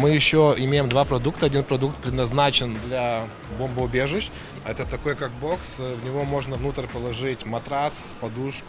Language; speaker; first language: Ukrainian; non-native, learner; Lithuanian